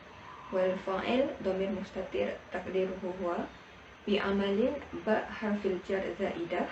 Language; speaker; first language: Arabic; non-native, learner; Malay